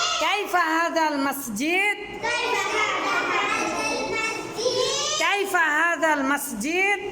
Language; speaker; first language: Arabic; non-native, fluent; Bangla